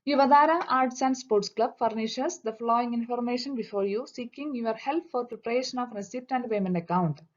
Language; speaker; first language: English; non-native, local second language; Malayalam